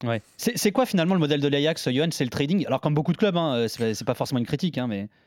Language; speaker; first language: French; native; French